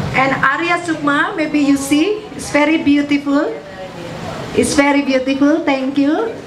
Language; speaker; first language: English; non-native, learner; Indonesian